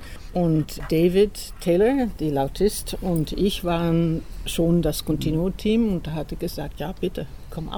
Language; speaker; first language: German; non-native, fluent; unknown